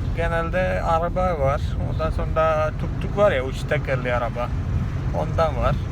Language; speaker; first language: Turkish; non-native, fluent; Malayalam